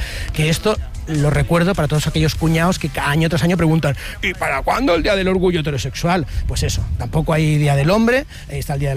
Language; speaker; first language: Spanish; native; Spanish